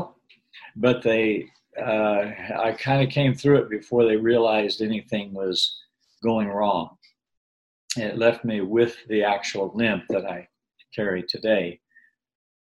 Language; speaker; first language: English; native; English